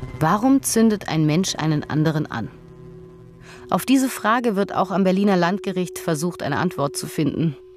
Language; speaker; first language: German; native; German